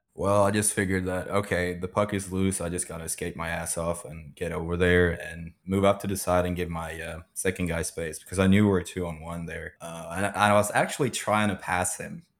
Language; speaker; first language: English; non-native, fluent; Swedish